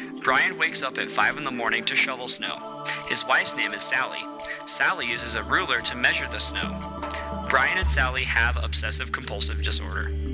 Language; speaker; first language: English; native; English